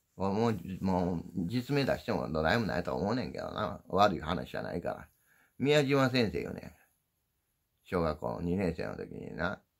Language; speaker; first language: Japanese; native; Japanese